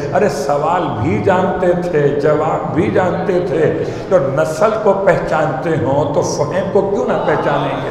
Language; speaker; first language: Urdu; native; Urdu